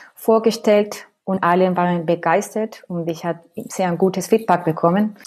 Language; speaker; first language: German; non-native, fluent; Spanish